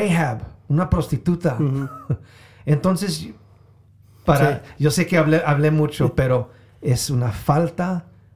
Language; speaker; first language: Spanish; early bilingual, heritage; Spanish